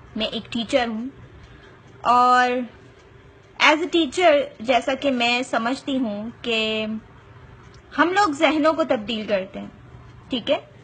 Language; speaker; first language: Urdu; non-native, local second language; Punjabi